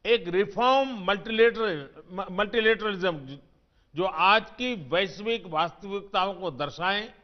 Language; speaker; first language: Hindi; non-native, local second language; Gujarati